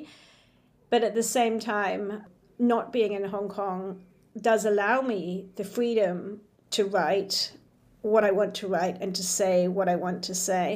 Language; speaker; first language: English; native; English